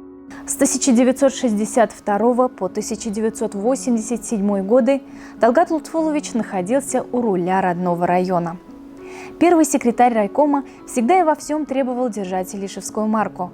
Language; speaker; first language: Russian; native; Russian